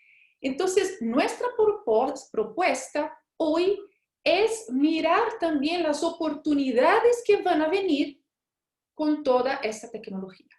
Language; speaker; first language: Spanish; non-native, fluent; Portuguese